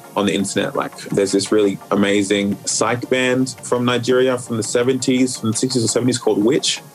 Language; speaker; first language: English; native; English